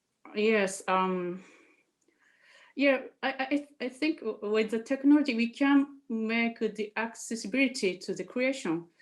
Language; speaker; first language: English; non-native, fluent; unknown